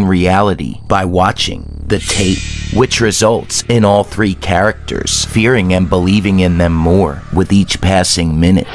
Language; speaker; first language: English; native; English